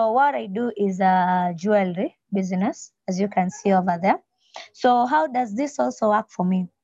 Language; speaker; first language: English; non-native, local second language; Luo (Kenya and Tanzania)